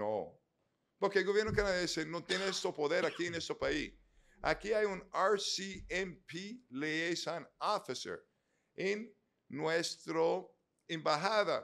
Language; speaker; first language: Spanish; native; Spanish